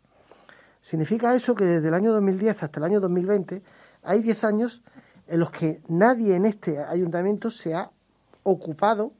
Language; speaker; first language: Spanish; native; Spanish